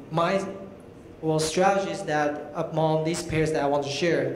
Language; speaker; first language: English; non-native, fluent; Chinese